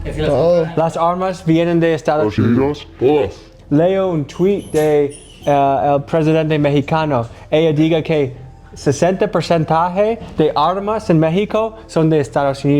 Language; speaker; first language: Spanish; non-native, learner; English